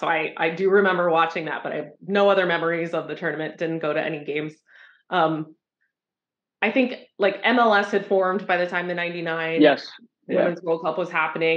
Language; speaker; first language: English; native; English